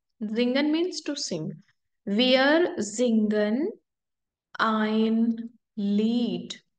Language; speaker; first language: German; non-native, fluent; Hindi